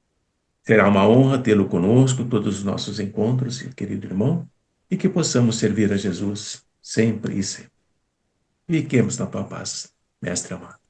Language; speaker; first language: Portuguese; native; Portuguese